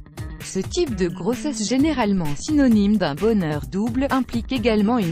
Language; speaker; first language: French; native; French